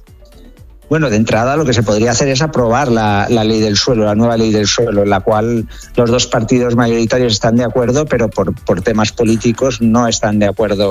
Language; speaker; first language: Spanish; native; Spanish